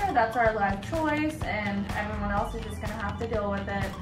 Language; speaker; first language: English; native; English